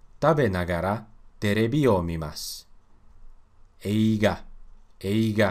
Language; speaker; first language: Japanese; non-native, learner; Russian